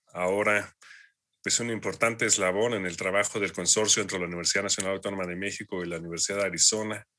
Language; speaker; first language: Spanish; native; Spanish